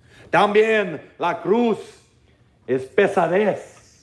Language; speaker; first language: Spanish; non-native, learner; English